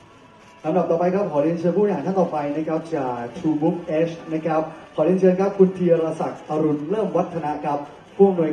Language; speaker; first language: Thai; native; Thai